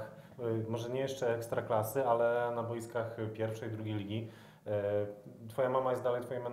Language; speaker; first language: Polish; native; Polish